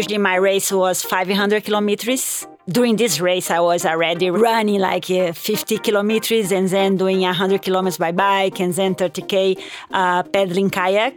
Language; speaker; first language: English; non-native, fluent; Portuguese